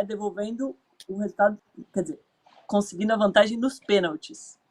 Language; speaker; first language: Portuguese; native; Portuguese